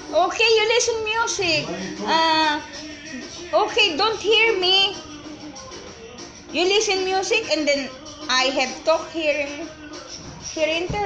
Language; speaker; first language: English; non-native, learner; Filipino